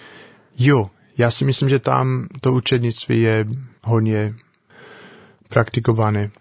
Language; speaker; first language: Czech; non-native, fluent; English